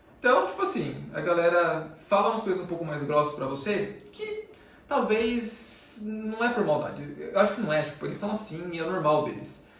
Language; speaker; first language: Portuguese; native; Portuguese